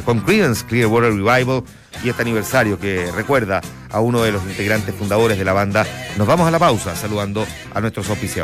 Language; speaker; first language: Spanish; native; Spanish